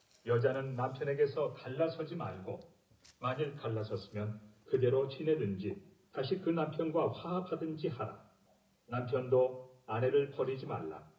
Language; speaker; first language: Korean; native; Korean